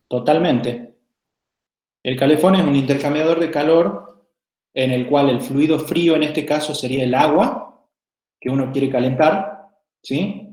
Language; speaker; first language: Spanish; native; Spanish